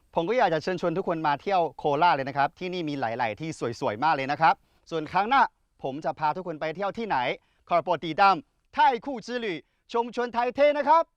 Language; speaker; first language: Thai; non-native, fluent; Chinese